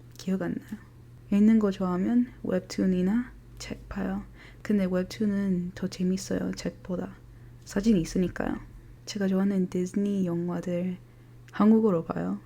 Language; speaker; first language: Korean; non-native, fluent; English